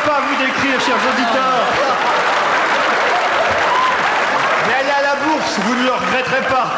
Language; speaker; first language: French; native; French